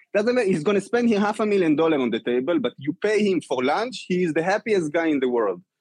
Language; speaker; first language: English; non-native, fluent; Hebrew